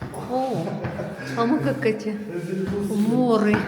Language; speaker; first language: Russian; native; Russian